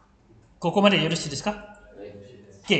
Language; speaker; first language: Japanese; non-native, fluent; Malay